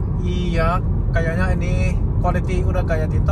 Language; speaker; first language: Indonesian; non-native, fluent; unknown